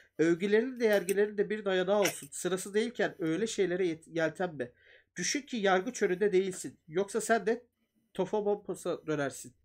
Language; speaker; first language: Turkish; native; Turkish